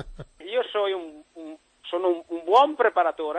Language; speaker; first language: Spanish; non-native, learner; Italian